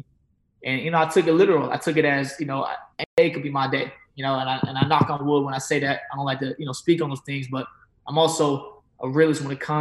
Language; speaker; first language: English; native; English